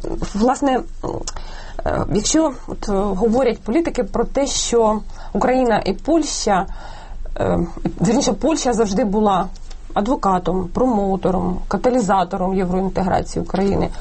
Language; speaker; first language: Ukrainian; native; Ukrainian